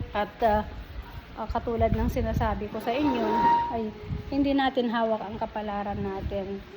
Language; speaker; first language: Filipino; non-native, local second language; Iloko